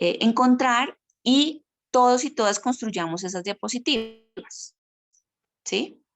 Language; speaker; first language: Spanish; native; Spanish